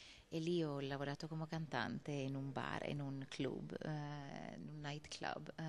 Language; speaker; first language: Italian; non-native, fluent; Swedish